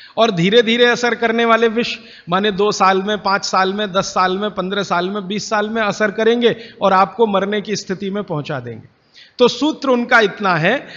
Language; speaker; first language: Hindi; native; Hindi